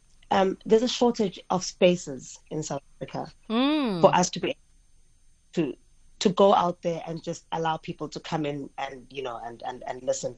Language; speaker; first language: English; non-native, local second language; Xhosa